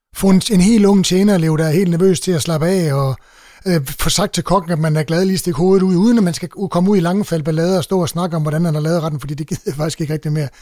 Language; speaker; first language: Danish; native; Danish